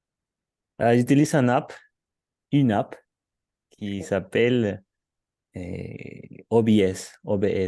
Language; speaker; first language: French; non-native, learner; Spanish